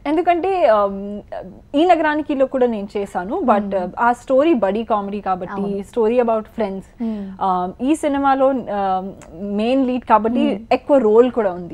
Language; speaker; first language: Telugu; non-native, learner; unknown